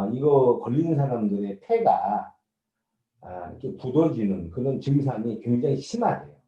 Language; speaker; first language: Korean; native; Korean